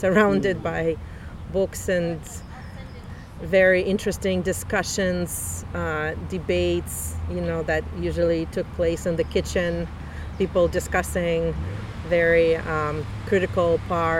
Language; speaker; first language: English; non-native, fluent; Russian